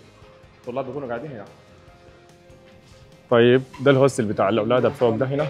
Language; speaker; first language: Arabic; native; Arabic